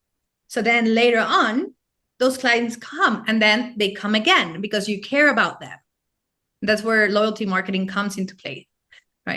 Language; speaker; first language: English; non-native, fluent; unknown